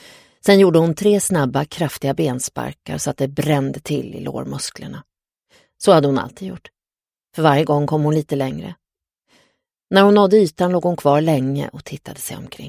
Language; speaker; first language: Swedish; native; Swedish